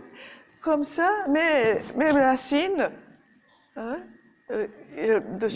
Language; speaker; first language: French; non-native, learner; Japanese